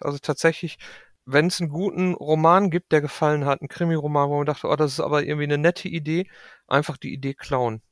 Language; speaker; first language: German; native; German